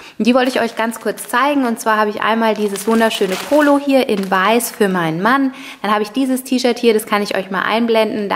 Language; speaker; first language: German; non-native, fluent; Italian